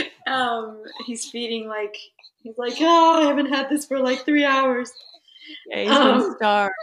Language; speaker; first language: English; early bilingual, other home language; Italian